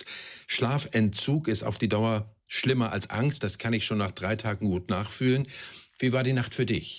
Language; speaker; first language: German; native; German